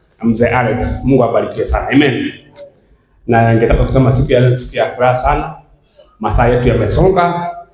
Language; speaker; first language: Swahili; non-native, local second language; Kikuyu